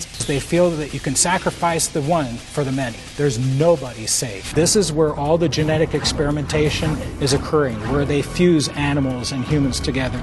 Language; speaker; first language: English; native; English